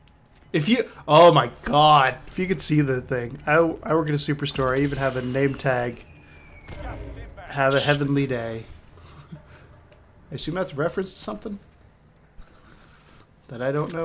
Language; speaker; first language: English; native; English